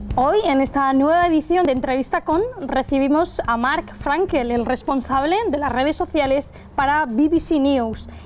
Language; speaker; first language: Spanish; native; Spanish